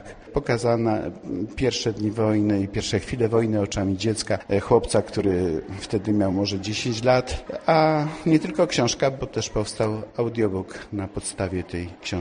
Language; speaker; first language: Polish; native; Polish